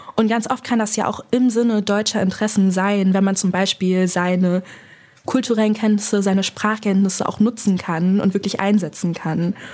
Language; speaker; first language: German; native; German